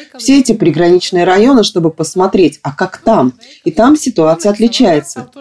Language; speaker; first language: Russian; non-native, local second language; Latvian